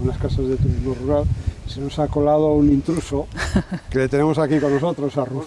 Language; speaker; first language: Spanish; native; Spanish